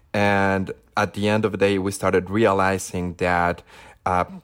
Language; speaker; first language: English; non-native, fluent; Spanish